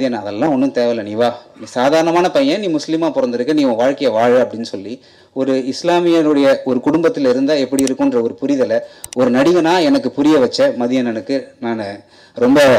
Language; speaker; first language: Tamil; native; Tamil